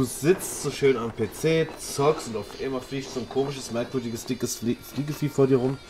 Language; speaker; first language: German; native; German